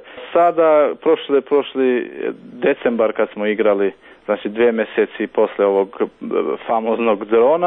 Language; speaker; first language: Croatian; non-native, local second language; Albanian